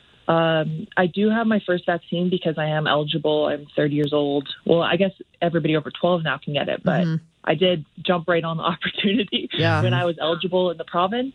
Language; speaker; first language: English; native; English